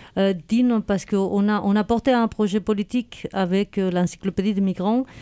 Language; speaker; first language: French; non-native, fluent; Spanish